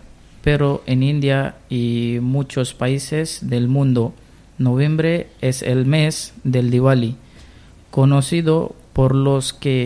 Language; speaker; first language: Spanish; non-native, learner; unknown